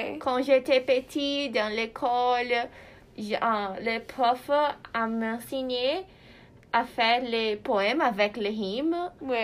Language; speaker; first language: French; non-native, learner; Portuguese